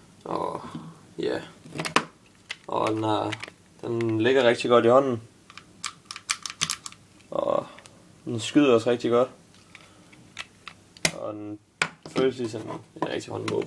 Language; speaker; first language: Danish; native; Danish